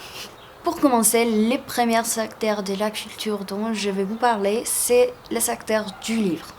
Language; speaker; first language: French; non-native, fluent; Spanish